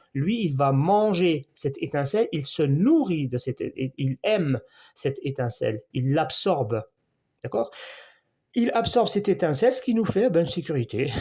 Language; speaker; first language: French; native; French